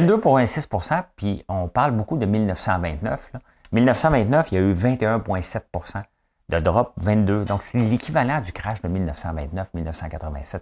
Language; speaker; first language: French; native; French